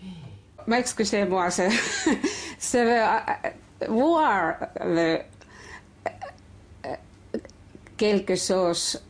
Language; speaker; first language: French; non-native, learner; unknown